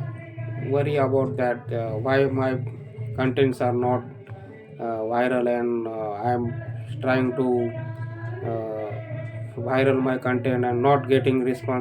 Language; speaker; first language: English; non-native, learner; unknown